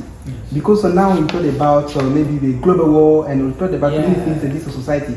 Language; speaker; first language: English; non-native, learner; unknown